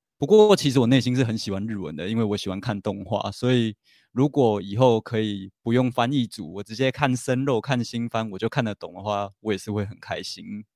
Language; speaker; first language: Chinese; native; Chinese